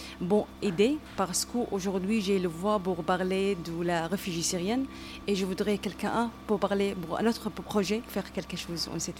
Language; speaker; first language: French; non-native, learner; Arabic